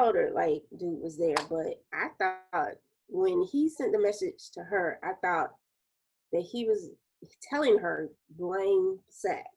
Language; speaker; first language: English; native; English